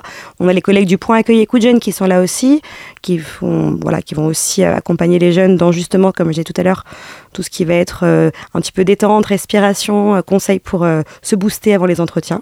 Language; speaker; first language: French; native; French